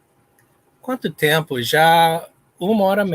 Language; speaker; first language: Portuguese; non-native, learner; English